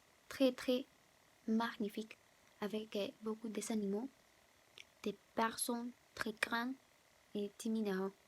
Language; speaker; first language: French; non-native, learner; Spanish